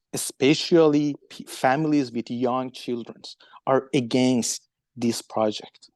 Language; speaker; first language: English; non-native, fluent; Persian